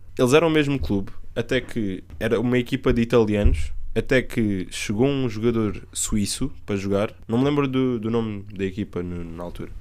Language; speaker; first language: Portuguese; native; Portuguese